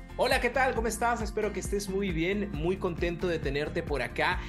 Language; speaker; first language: Spanish; native; Spanish